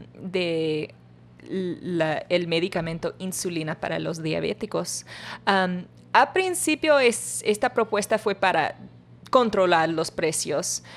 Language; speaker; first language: Spanish; non-native, learner; English